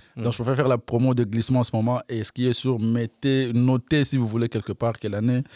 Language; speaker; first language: French; non-native, local second language; Lingala